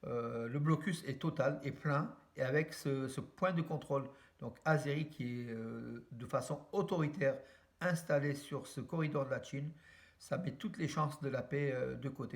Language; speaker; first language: French; native; French